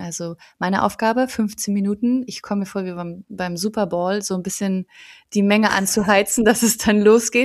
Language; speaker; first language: German; native; German